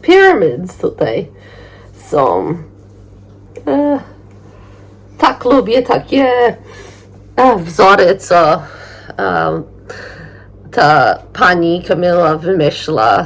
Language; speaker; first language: Polish; early bilingual, heritage; Polish